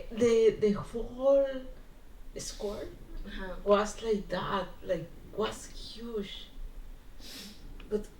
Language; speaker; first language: English; non-native, learner; Spanish